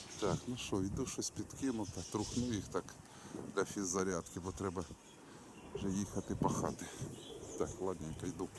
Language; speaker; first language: Ukrainian; non-native, local second language; Russian